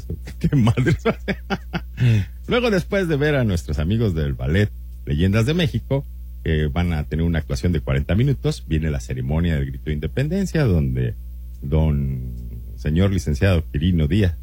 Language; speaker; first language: Spanish; native; Spanish